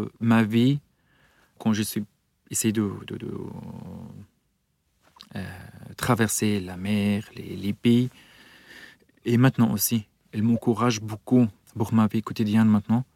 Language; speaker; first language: French; non-native, learner; Arabic